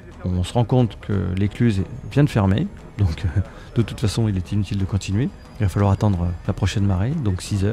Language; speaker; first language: French; native; French